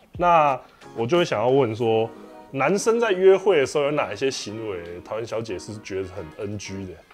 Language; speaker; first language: Chinese; native; Chinese